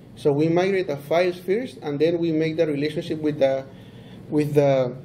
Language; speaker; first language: English; non-native, fluent; Spanish